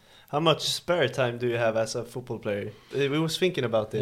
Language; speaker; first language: English; non-native, fluent; Swedish